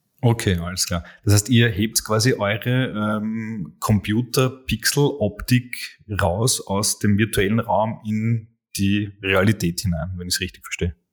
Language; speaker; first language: German; native; German